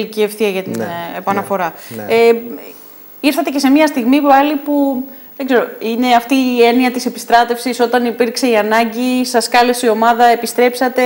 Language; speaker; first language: Greek; native; Greek